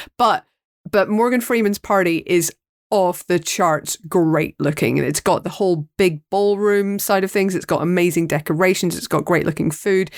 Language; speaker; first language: English; native; English